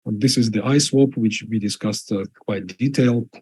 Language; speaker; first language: English; non-native, fluent; Russian